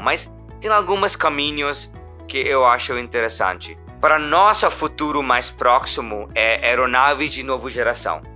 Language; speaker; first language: Portuguese; non-native, learner; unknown